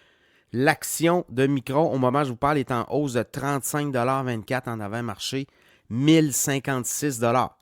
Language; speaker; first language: French; native; French